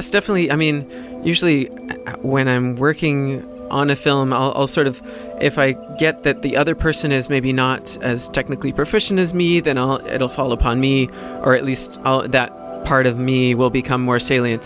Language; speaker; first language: English; native; English